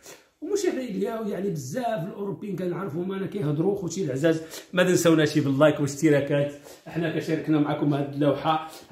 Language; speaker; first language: Arabic; native; Arabic